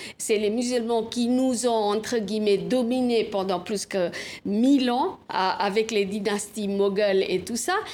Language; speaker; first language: French; non-native, fluent; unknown